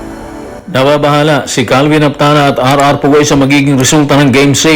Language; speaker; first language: Filipino; native; Filipino